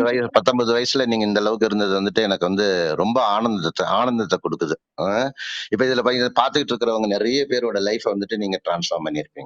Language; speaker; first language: Tamil; native; Tamil